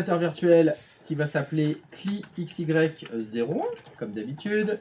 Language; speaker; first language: French; native; French